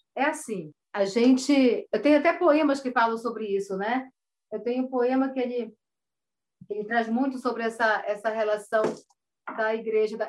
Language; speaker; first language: Portuguese; native; Portuguese